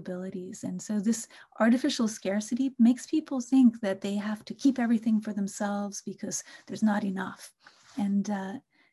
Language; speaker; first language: English; non-native, local second language; Bangla